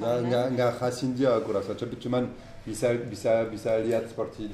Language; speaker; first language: Indonesian; non-native, fluent; French